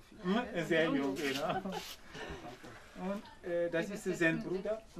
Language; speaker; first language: German; non-native, fluent; Ewe